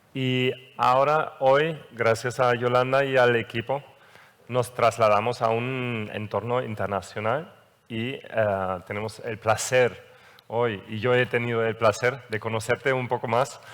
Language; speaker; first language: Spanish; non-native, fluent; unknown